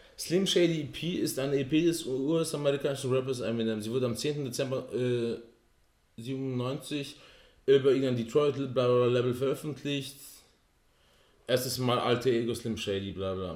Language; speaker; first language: German; native; German